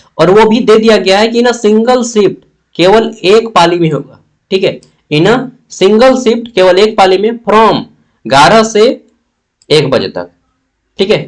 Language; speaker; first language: Hindi; native; Hindi